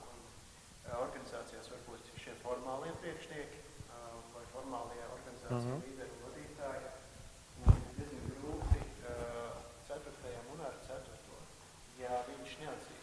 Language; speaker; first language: Latvian; native; Latvian